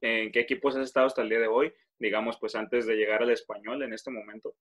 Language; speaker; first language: Spanish; native; Spanish